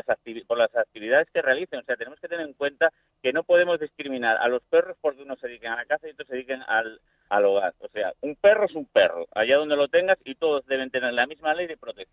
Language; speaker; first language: Spanish; native; Spanish